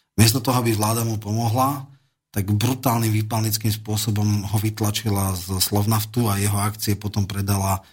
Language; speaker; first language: Slovak; native; Slovak